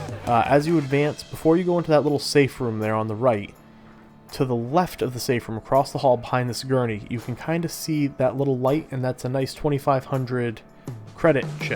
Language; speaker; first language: English; native; English